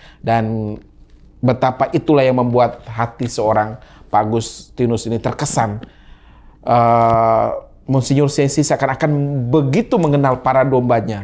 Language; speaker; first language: Indonesian; native; Indonesian